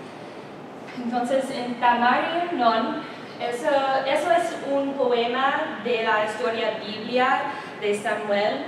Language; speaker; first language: Spanish; non-native, learner; English